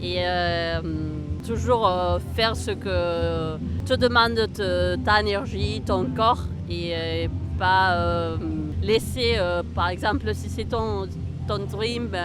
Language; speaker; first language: French; early bilingual, heritage; Spanish